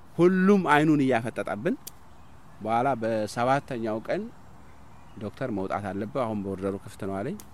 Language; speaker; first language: Amharic; non-native, local second language; Somali